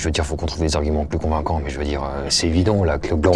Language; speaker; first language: French; native; French